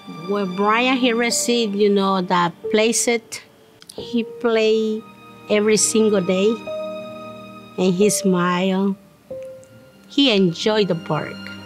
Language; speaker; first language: English; non-native, learner; Spanish